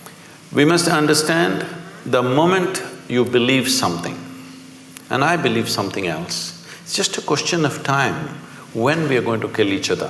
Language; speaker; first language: English; non-native, local second language; Kannada